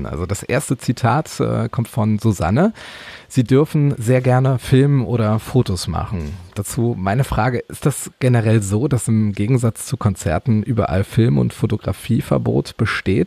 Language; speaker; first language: German; native; German